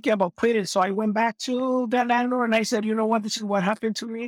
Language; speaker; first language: English; non-native, fluent; Spanish